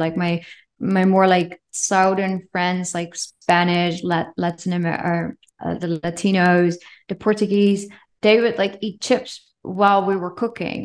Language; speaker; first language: English; non-native, fluent; Dutch